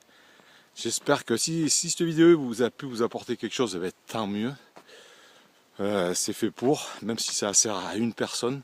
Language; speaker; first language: French; native; French